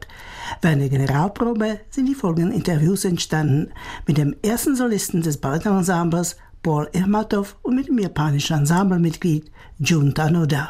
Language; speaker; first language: German; native; German